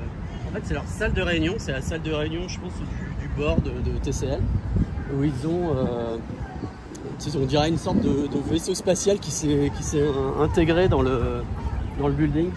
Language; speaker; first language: French; native; French